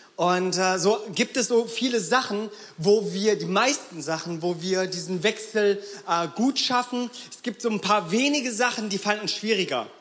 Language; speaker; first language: German; early bilingual, other home language; Korean